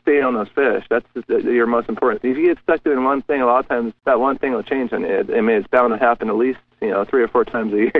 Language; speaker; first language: English; native; English